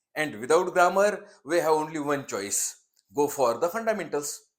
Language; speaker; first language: English; non-native, local second language; Marathi